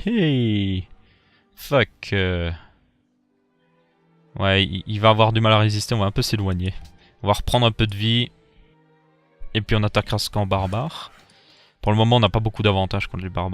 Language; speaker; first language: French; native; French